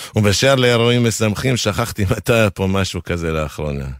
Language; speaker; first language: Hebrew; non-native, fluent; Spanish